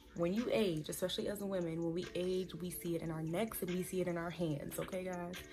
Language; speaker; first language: English; native; English